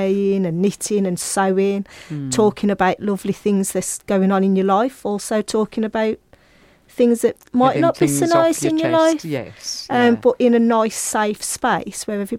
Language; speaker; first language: English; native; English